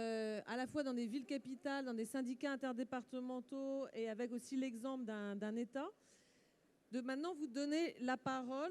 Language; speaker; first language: French; native; French